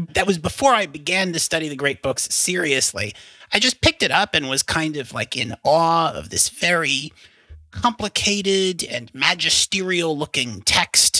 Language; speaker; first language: English; native; English